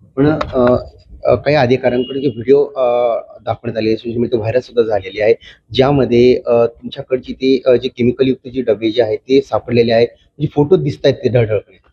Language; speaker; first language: Marathi; native; Marathi